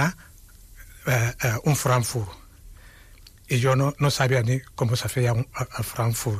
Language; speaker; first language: Catalan; non-native, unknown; Wolof